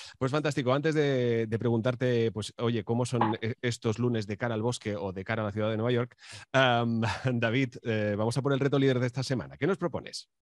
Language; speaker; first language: Spanish; native; Spanish